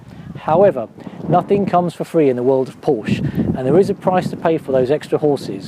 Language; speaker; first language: English; native; English